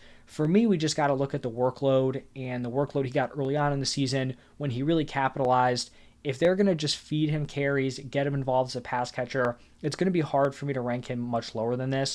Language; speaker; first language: English; native; English